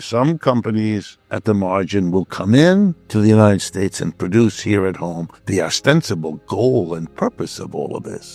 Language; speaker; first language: English; native; English